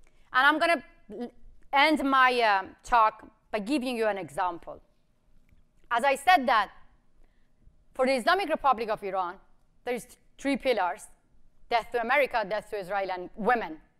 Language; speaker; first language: English; non-native, fluent; Persian